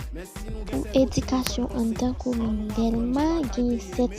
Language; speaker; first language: French; non-native, learner; Haitian Creole